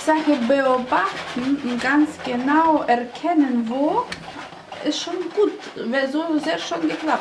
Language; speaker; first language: German; non-native, fluent; Russian